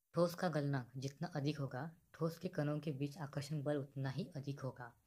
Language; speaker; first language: Hindi; non-native, local second language; Marathi